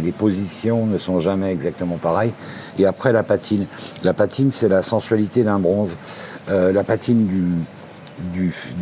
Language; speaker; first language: French; native; French